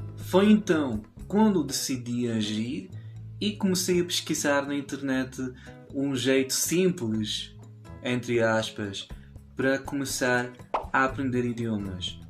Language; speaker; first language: Portuguese; non-native, fluent; Spanish